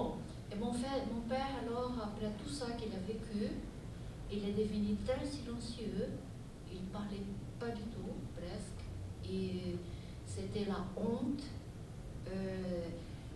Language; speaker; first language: French; non-native, fluent; Portuguese